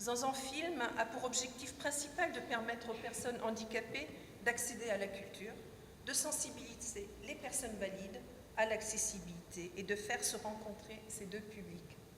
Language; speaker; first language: French; native; French